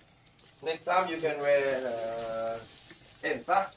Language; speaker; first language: English; non-native, learner; Thai